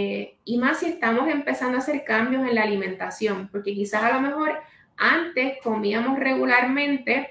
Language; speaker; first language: Spanish; native; Spanish